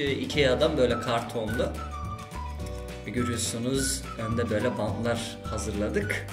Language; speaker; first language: Turkish; early bilingual, heritage; Turkish